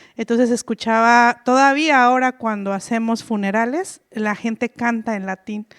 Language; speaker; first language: Spanish; non-native, local second language; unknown